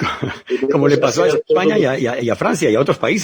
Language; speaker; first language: Spanish; native; Spanish